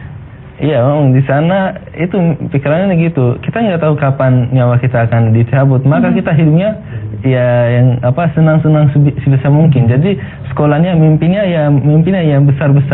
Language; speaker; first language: Indonesian; non-native, fluent; Arabic